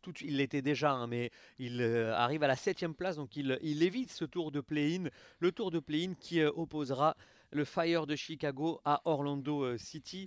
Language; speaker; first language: French; native; French